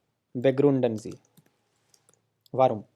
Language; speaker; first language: German; non-native, fluent; Hindi